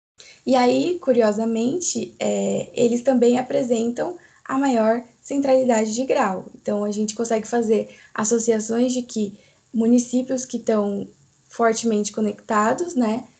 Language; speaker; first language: Portuguese; native; Portuguese